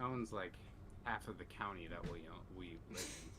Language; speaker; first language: English; native; English